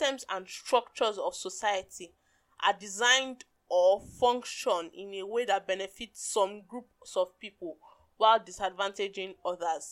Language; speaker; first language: English; non-native, local second language; Yoruba